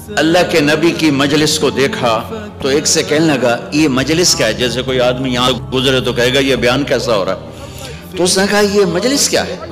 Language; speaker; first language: Urdu; non-native, local second language; Punjabi